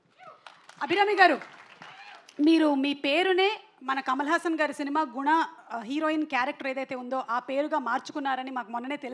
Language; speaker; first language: Telugu; native; Telugu